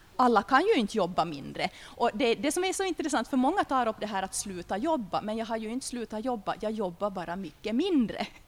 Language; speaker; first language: Swedish; native; Swedish